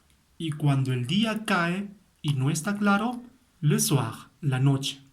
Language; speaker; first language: Spanish; native; Spanish